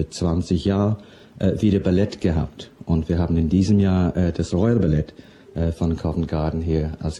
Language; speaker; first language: German; non-native, fluent; English